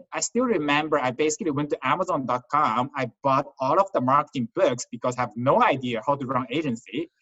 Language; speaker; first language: English; non-native, fluent; Chinese